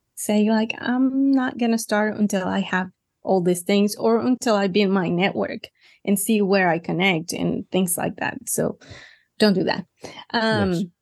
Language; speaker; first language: English; non-native, fluent; Spanish